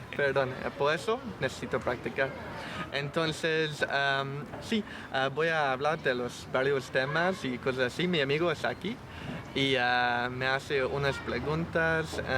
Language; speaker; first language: Spanish; non-native, learner; English